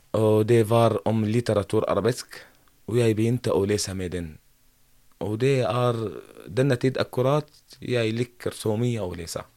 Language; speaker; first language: Norwegian; non-native, learner; Arabic